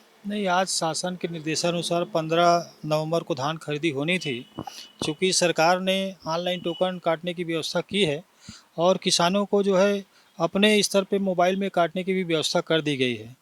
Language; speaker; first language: Hindi; non-native, local second language; Chhattisgarhi